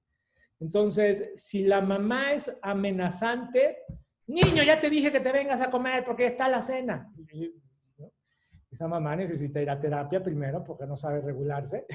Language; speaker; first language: Spanish; native; Spanish